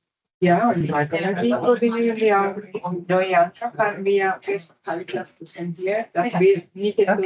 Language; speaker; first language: German; non-native, fluent; Italian